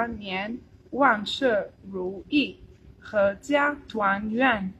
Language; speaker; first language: Chinese; non-native, learner; Italian